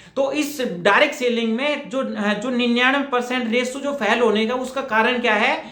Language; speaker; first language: Hindi; native; Hindi